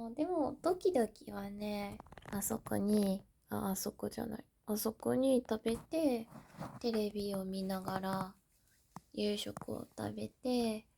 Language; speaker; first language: Japanese; non-native, learner; English